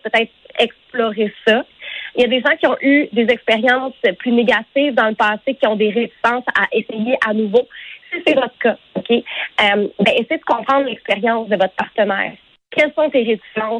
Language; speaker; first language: French; native; French